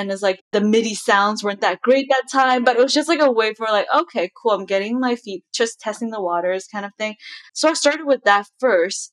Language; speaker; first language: English; non-native, local second language; Chinese